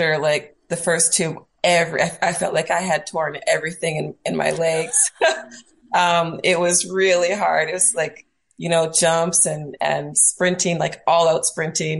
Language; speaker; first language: English; native; English